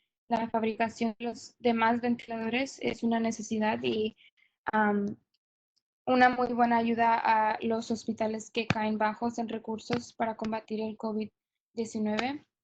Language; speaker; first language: Spanish; non-native, fluent; English